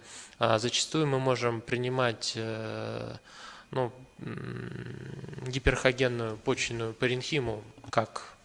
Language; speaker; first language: Russian; native; Russian